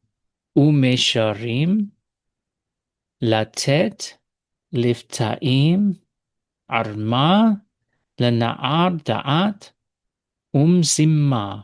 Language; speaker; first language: Hebrew; non-native, learner; English